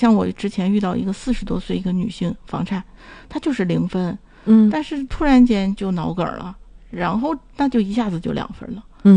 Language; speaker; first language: Chinese; native; Chinese